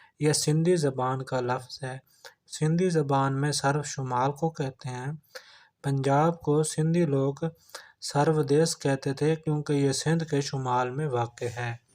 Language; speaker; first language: Urdu; non-native, local second language; Punjabi